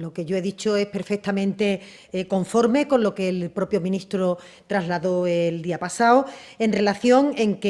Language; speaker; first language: Spanish; native; Spanish